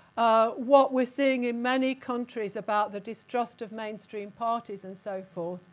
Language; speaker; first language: English; native; English